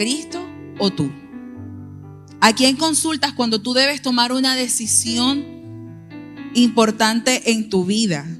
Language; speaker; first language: Spanish; native; Spanish